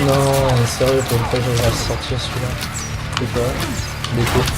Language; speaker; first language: French; native; French